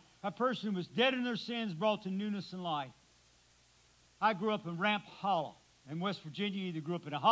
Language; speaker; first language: English; native; English